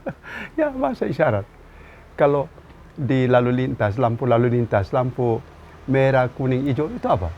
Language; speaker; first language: Indonesian; non-native, local second language; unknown